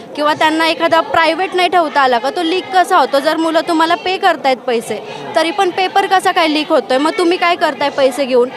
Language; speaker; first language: Marathi; native; Marathi